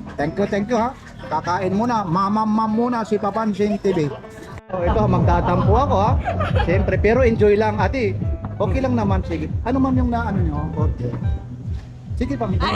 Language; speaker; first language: Filipino; non-native, local second language; Waray